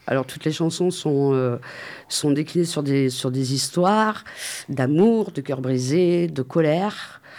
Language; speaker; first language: French; native; French